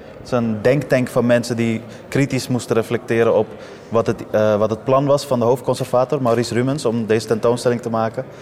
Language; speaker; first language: Dutch; early bilingual, other home language; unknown